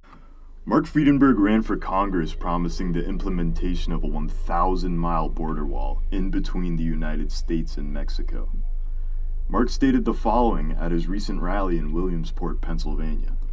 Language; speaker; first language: English; native; English